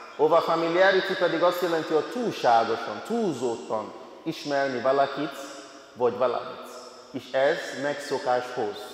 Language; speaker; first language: Hungarian; non-native, fluent; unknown